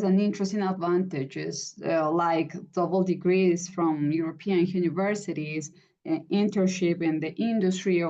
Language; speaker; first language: English; non-native, fluent; Spanish